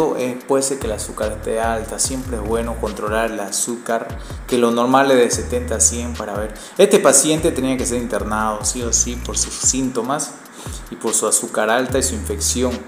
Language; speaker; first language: Spanish; native; Spanish